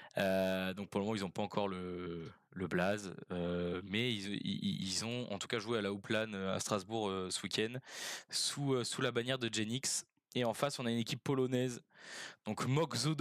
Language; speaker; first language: French; native; French